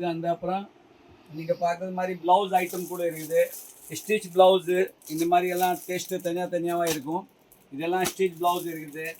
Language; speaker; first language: Tamil; non-native, fluent; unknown